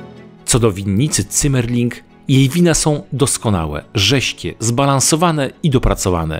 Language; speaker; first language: Polish; native; Polish